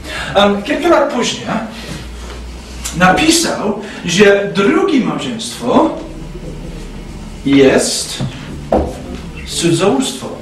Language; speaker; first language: Polish; non-native, fluent; English